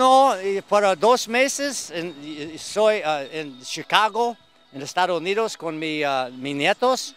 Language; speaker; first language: Spanish; non-native, learner; English